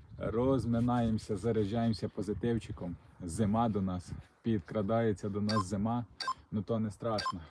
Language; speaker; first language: Ukrainian; non-native, local second language; Russian